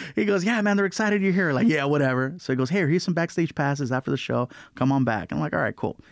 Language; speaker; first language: English; native; English